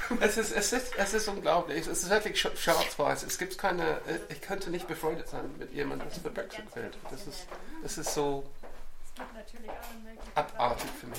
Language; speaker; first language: German; non-native, fluent; English